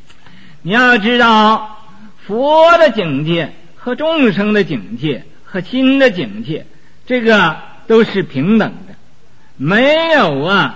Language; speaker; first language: Chinese; native; Chinese